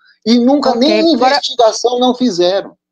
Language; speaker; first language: Portuguese; native; Portuguese